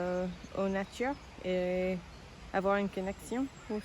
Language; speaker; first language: French; non-native, learner; English